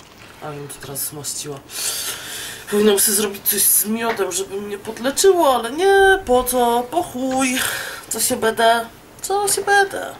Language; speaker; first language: Polish; native; Polish